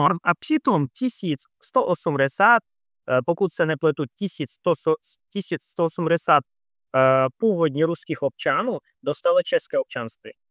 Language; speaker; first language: Czech; non-native, fluent; Russian